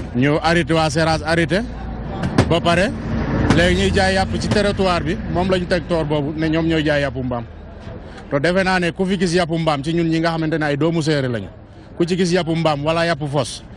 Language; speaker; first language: Wolof; non-native, local second language; Serer